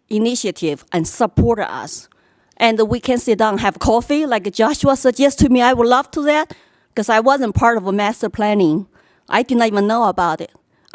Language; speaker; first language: English; non-native, fluent; Chinese